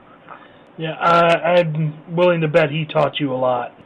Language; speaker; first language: English; native; English